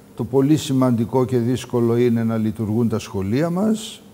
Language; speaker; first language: Greek; native; Greek